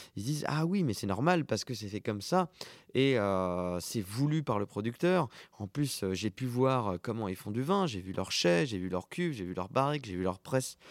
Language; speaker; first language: French; non-native, local second language; Arabic